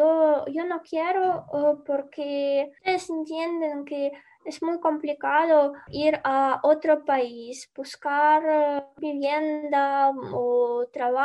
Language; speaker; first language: Spanish; non-native, fluent; Ukrainian